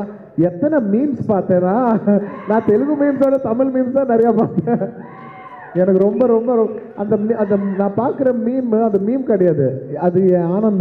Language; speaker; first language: Tamil; non-native, local second language; Telugu